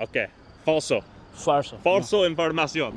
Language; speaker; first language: Spanish; non-native, learner; English